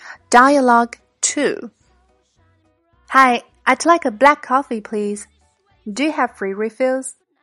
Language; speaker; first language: English; non-native, fluent; Chinese